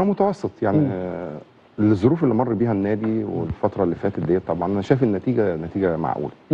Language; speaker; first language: Arabic; native; Arabic